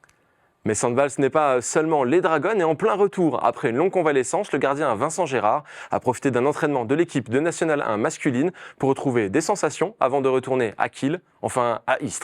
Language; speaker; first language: French; native; French